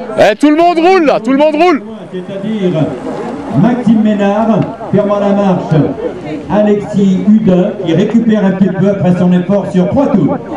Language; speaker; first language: French; native; French